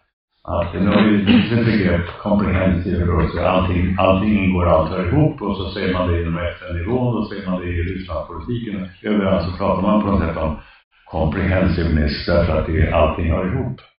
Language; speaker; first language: Swedish; native; Swedish